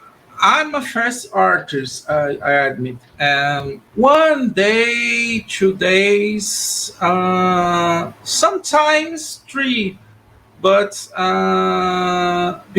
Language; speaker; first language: English; non-native, learner; Portuguese